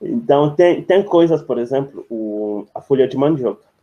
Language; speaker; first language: Portuguese; non-native, fluent; French